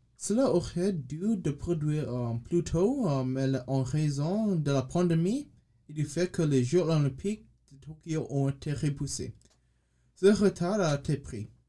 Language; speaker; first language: French; non-native, learner; English